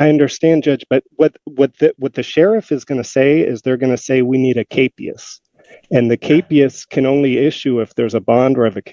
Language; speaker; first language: English; native; English